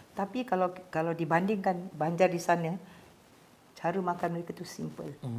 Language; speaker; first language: Malay; native; Malay